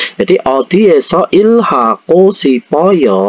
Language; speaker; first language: Korean; non-native, fluent; Indonesian